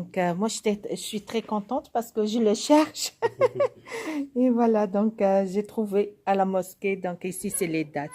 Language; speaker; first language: French; non-native, local second language; Arabic